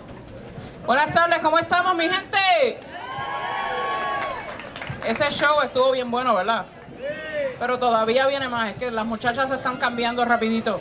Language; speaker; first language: Spanish; native; Spanish